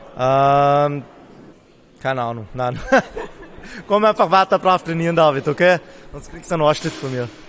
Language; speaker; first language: German; native; German